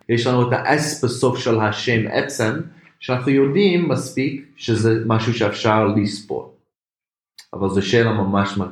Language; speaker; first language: Hebrew; non-native, fluent; English